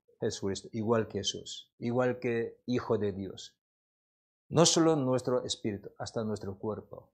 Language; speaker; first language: Spanish; non-native, learner; Korean